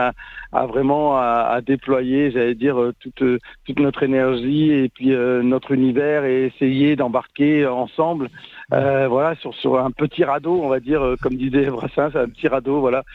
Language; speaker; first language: French; native; French